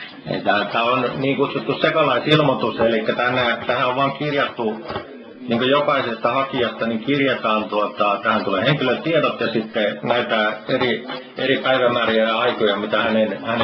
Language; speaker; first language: Finnish; native; Finnish